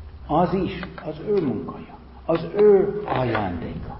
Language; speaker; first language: Hungarian; non-native, fluent; English